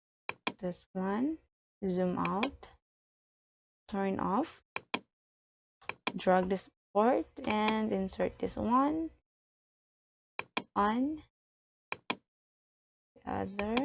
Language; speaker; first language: English; non-native, learner; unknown